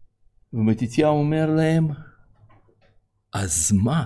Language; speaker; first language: Hebrew; non-native, fluent; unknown